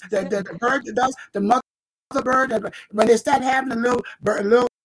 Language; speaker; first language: English; native; English